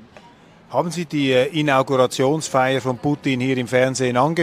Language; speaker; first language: German; native; German